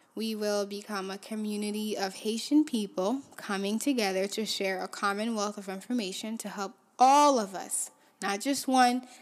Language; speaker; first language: English; early bilingual, other home language; Haitian Creole